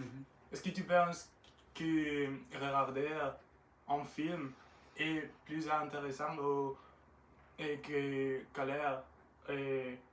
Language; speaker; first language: French; non-native, learner; Spanish